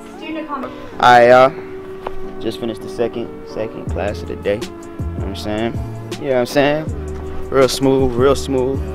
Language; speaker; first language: English; native; English